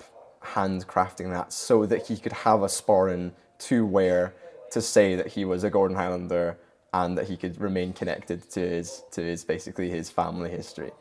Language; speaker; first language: English; native; English